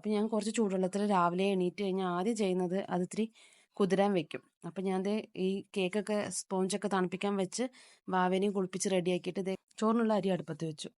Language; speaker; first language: Malayalam; native; Malayalam